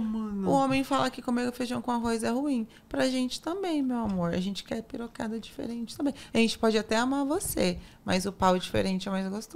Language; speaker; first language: Portuguese; native; Portuguese